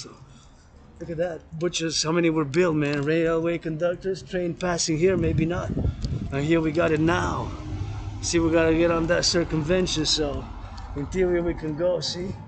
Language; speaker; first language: English; non-native, local second language; French